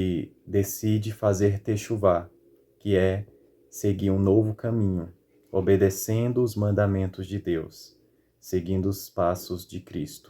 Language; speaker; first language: Portuguese; native; Portuguese